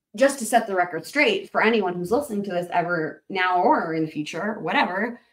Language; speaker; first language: English; native; English